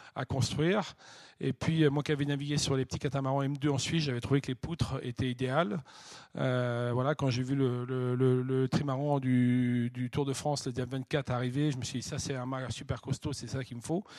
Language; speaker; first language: French; native; French